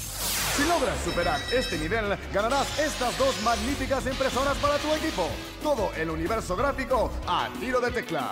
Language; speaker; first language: Spanish; native; Spanish